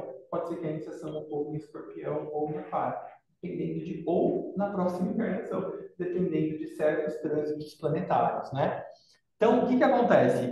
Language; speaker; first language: Portuguese; native; Portuguese